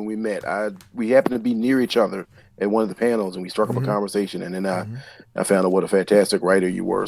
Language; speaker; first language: English; native; English